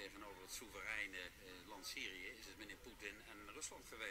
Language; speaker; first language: Dutch; native; Dutch